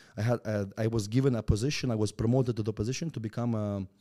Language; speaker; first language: English; non-native, fluent; Russian